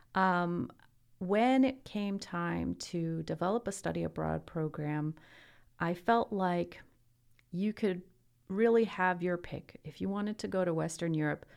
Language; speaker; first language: English; early bilingual, other home language; Italian